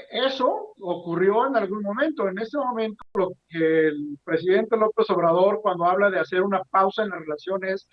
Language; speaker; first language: Spanish; native; Spanish